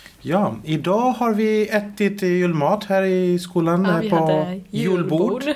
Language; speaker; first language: Swedish; non-native, fluent; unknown